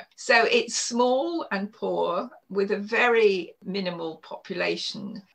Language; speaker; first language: English; native; English